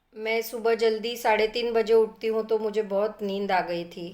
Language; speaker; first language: Hindi; non-native, local second language; Marathi